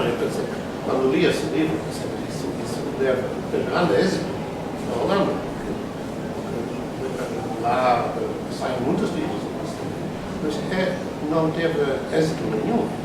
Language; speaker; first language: Portuguese; non-native, fluent; Dutch